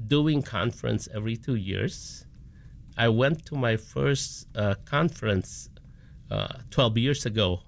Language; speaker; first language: English; non-native, local second language; Filipino